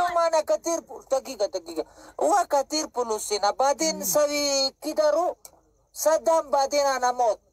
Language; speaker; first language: Arabic; non-native, learner; Pashto